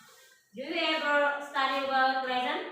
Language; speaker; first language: English; non-native, learner; Indonesian